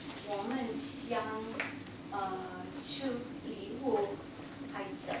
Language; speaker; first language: Chinese; non-native, learner; English